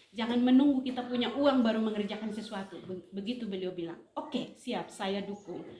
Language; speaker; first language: Indonesian; native; Indonesian